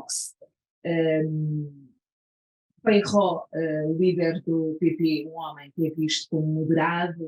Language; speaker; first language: Portuguese; native; Portuguese